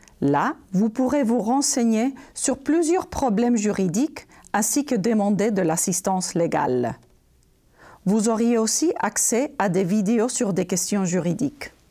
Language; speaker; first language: French; non-native, fluent; Spanish